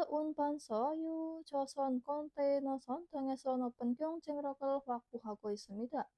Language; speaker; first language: Korean; non-native, fluent; Indonesian